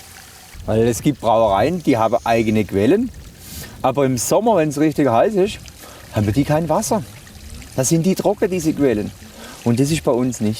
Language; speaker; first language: German; native; German